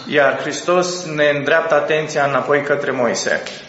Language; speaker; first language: Romanian; native; Romanian